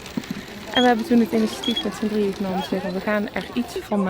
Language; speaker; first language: Dutch; native; Dutch